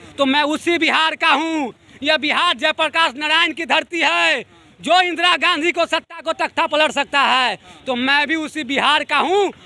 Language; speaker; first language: Hindi; native; Hindi